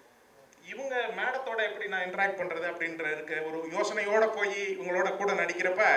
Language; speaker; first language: Tamil; native; Tamil